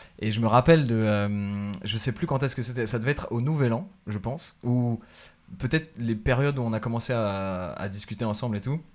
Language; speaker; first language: French; native; French